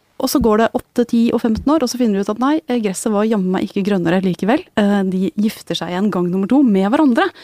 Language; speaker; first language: Norwegian; native; Norwegian